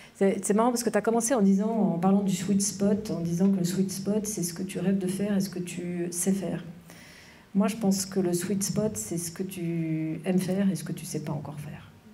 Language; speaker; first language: French; native; French